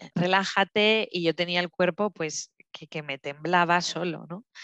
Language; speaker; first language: Spanish; native; Spanish